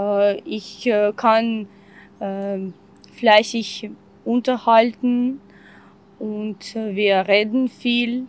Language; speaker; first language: German; non-native, learner; Ukrainian